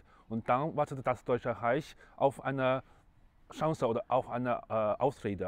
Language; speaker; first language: German; non-native, fluent; Chinese